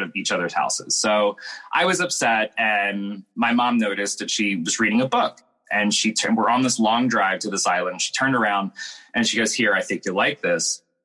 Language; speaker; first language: English; native; English